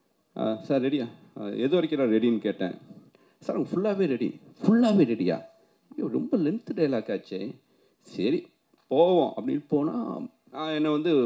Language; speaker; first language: Tamil; native; Tamil